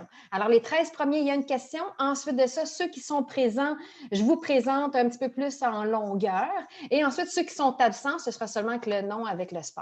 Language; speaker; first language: French; native; French